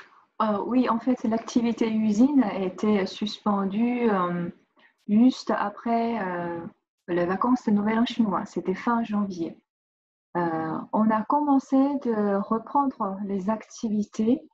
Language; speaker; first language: French; non-native, learner; Chinese